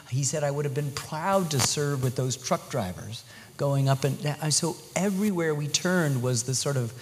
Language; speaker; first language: English; native; English